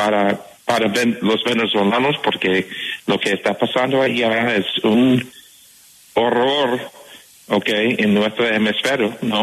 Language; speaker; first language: Spanish; non-native, fluent; English